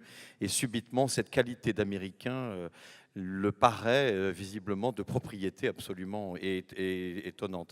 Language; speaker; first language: French; native; French